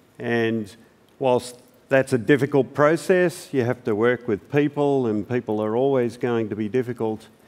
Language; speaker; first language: English; native; English